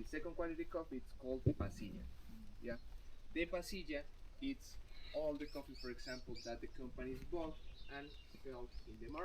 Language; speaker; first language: English; non-native, learner; Spanish